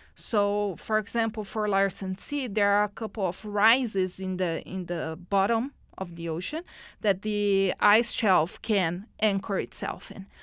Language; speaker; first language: English; non-native, fluent; Portuguese